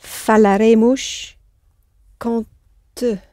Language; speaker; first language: Portuguese; non-native, learner; English